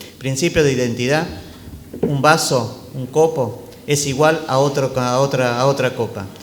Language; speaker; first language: Spanish; native; Spanish